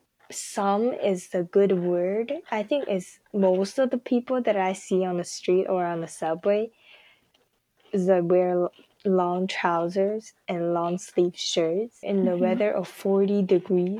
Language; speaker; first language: English; non-native, fluent; Chinese